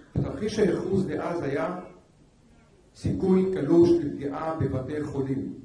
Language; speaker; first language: Hebrew; non-native, local second language; Arabic